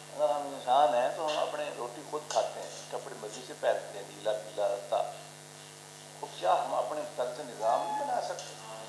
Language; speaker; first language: Urdu; non-native, local second language; Punjabi